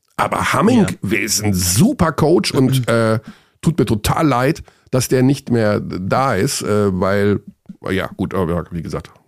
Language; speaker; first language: German; native; German